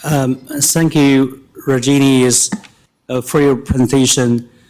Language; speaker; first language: English; non-native, fluent; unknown